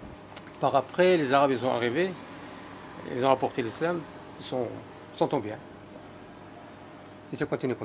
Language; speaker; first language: French; non-native, local second language; Berber languages